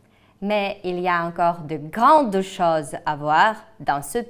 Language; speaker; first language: French; non-native, fluent; Ukrainian